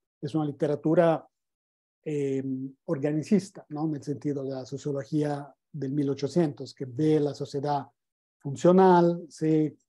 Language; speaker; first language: Spanish; non-native, fluent; Italian